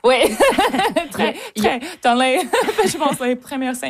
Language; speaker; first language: French; non-native, local second language; English